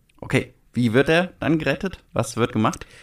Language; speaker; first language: German; native; German